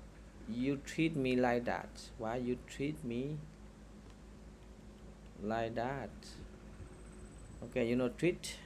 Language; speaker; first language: English; non-native, learner; Vietnamese